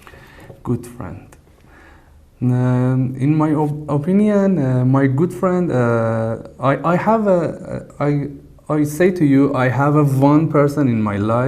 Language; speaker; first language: English; non-native, learner; Persian